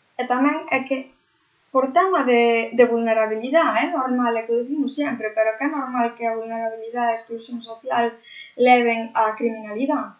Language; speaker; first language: Galician; non-native, local second language; Spanish